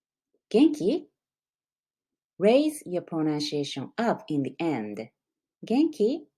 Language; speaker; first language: English; non-native, learner; Japanese